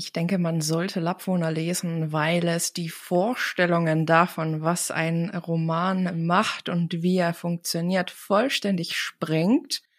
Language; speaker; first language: German; non-native, fluent; Estonian